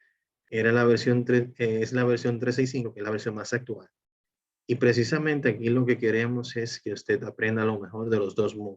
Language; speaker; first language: Spanish; native; Spanish